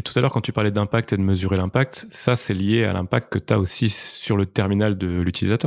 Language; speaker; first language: French; native; French